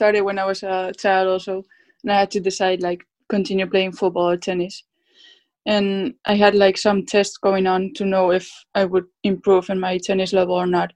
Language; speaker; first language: English; non-native, fluent; Spanish